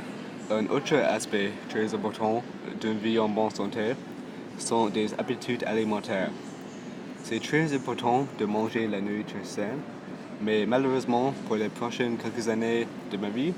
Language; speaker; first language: French; non-native, local second language; English